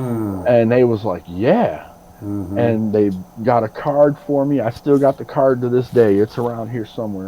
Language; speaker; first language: English; native; English